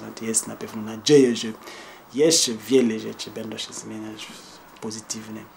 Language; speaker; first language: Polish; non-native, fluent; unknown